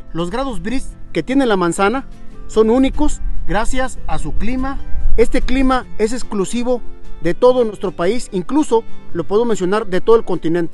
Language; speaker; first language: Spanish; native; Spanish